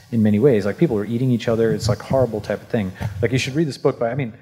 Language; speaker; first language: English; native; English